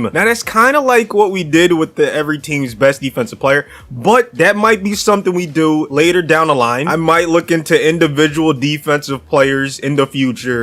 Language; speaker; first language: English; native; English